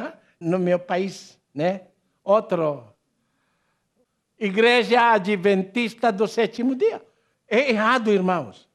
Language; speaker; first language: Portuguese; non-native, learner; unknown